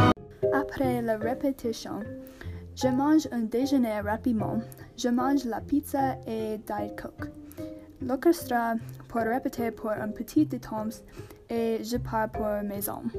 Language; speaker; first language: French; non-native, learner; English